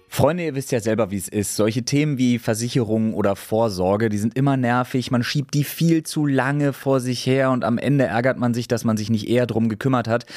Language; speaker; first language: German; native; German